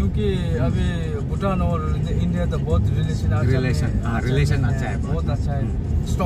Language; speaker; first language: Hindi; non-native, learner; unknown